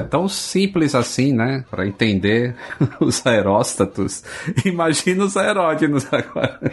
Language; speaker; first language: Portuguese; native; Portuguese